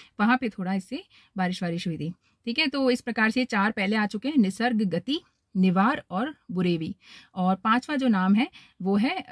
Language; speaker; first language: Hindi; native; Hindi